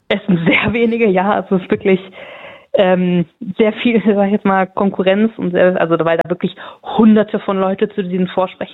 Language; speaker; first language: German; native; German